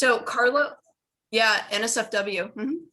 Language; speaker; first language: English; native; English